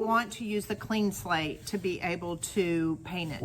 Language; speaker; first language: English; native; English